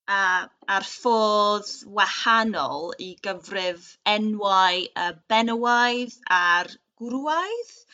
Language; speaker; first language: Welsh; non-native, local second language; English